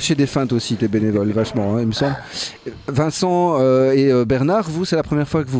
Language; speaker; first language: French; native; French